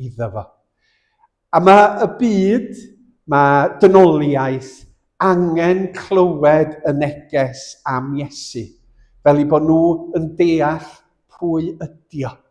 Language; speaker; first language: Welsh; native; Welsh